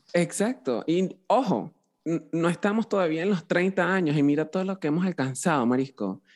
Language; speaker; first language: Spanish; native; Spanish